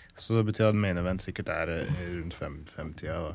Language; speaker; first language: Norwegian; non-native, fluent; English